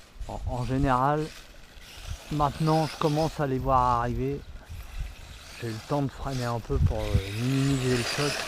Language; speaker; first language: French; native; French